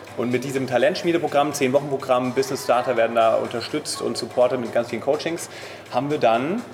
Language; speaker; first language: German; native; German